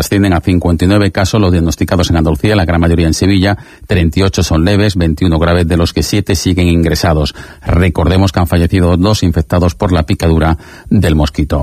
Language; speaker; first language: Spanish; native; Spanish